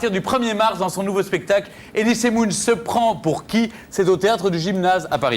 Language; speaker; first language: French; native; French